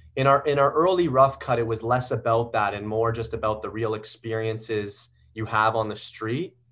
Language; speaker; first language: English; native; English